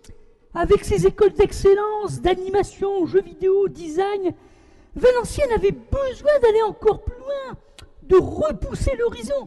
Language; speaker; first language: French; native; French